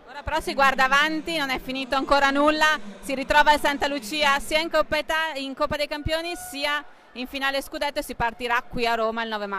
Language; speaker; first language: Italian; native; Italian